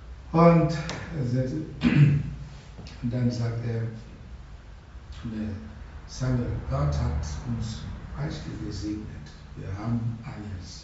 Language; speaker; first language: German; non-native, learner; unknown